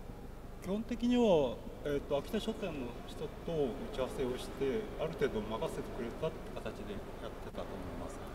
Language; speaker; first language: Japanese; native; Japanese